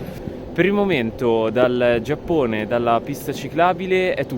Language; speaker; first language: Italian; native; Italian